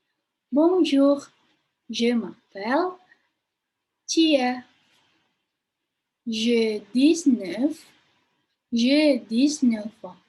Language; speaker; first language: French; non-native, learner; Indonesian